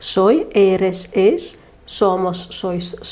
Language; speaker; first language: Spanish; non-native, fluent; Lithuanian